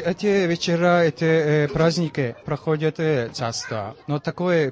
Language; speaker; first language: Russian; non-native, fluent; Azerbaijani